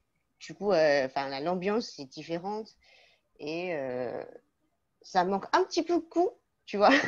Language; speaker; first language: French; non-native, learner; Chinese